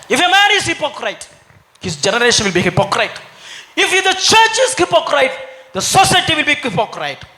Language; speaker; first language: English; non-native, local second language; Tamil